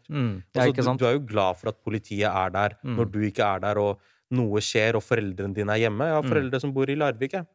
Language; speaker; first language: Norwegian; early bilingual, other home language; Urdu